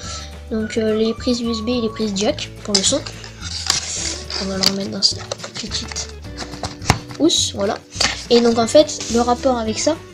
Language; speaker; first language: French; native; French